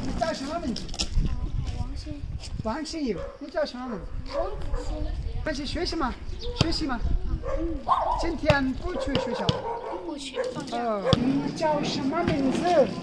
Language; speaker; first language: Chinese; non-native, learner; Urdu